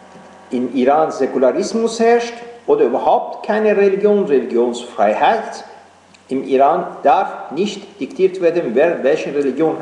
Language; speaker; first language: German; non-native, fluent; Persian